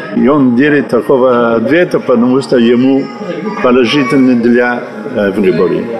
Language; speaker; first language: Russian; non-native, learner; Italian